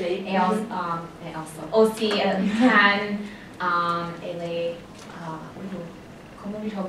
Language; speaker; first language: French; non-native, learner; English